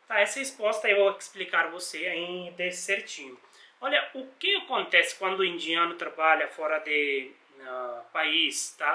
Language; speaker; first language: Portuguese; non-native, learner; Hindi